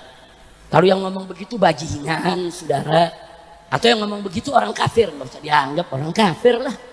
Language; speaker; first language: Indonesian; native; Indonesian